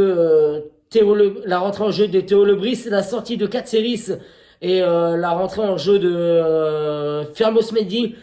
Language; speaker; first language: French; native; French